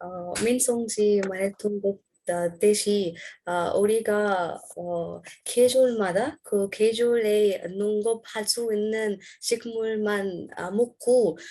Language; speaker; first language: Korean; non-native, learner; Arabic